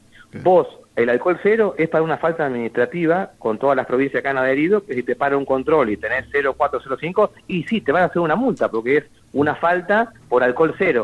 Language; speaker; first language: Spanish; native; Spanish